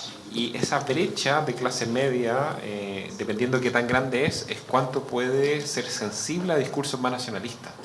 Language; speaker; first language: Spanish; native; Spanish